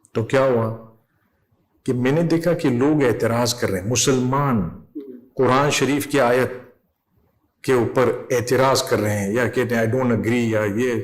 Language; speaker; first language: Urdu; non-native, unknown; English